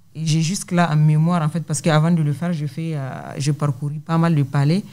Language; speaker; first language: French; non-native, local second language; Hausa